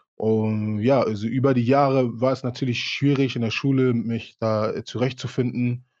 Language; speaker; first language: German; early bilingual, other home language; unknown